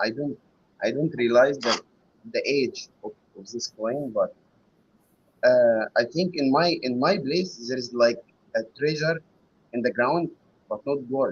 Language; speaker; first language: English; non-native, learner; Arabic